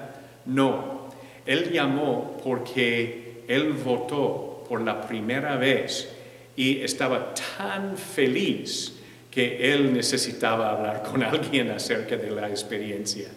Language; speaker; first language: Spanish; non-native, fluent; English